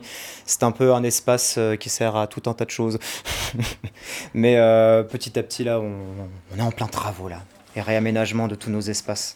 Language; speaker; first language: French; native; French